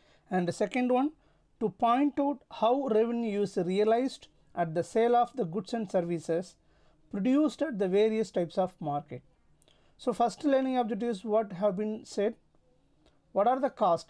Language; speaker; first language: English; non-native, local second language; Tamil